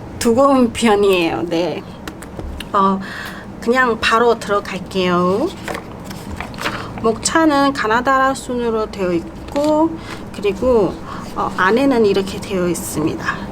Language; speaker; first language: Korean; non-native, fluent; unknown